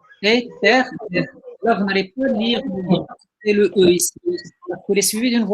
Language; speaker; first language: French; non-native, local second language; Arabic